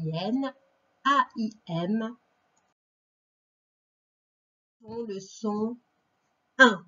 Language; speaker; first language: French; native; French